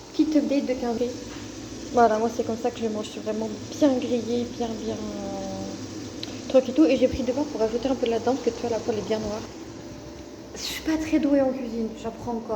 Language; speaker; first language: French; native; French